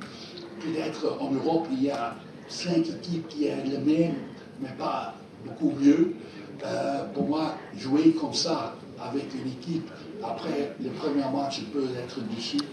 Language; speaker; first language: French; non-native, fluent; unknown